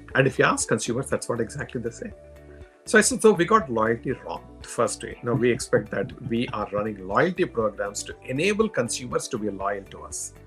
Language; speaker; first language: English; non-native, local second language; Telugu